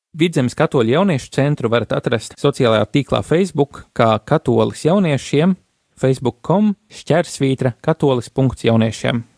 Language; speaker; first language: Latvian; early bilingual, heritage; Latvian